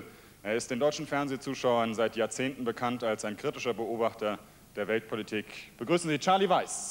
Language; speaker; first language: German; native; German